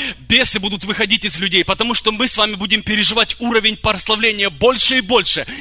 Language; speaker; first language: Russian; early bilingual, other home language; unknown